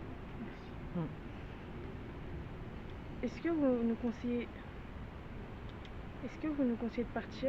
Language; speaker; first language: French; native; French